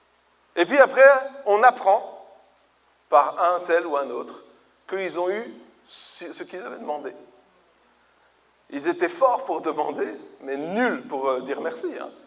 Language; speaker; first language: French; native; French